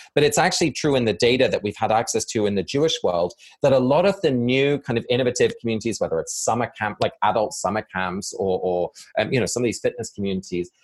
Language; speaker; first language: English; native; English